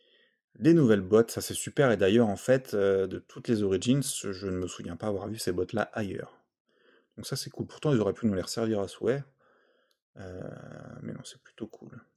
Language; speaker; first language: French; native; French